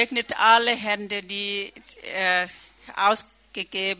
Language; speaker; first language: German; non-native, learner; Thai